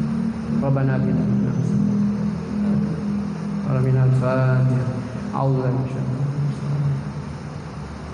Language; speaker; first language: Arabic; non-native, fluent; Indonesian